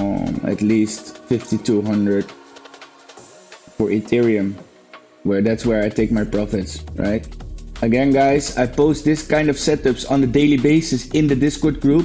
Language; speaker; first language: English; non-native, fluent; Dutch